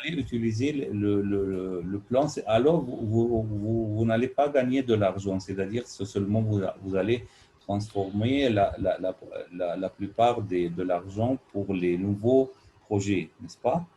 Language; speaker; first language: French; non-native, learner; Arabic